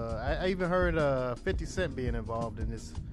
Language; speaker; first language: English; native; English